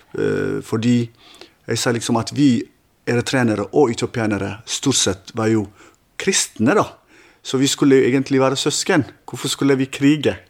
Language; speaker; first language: Norwegian; non-native, fluent; Tigrinya